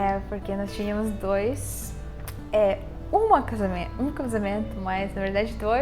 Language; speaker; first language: Portuguese; non-native, fluent; Russian